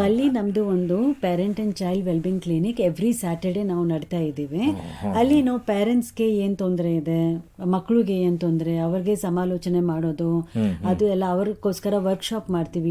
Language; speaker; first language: Kannada; non-native, local second language; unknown